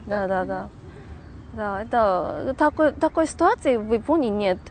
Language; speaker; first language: Russian; non-native, learner; Japanese